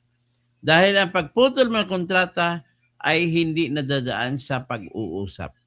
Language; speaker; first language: Filipino; native; Filipino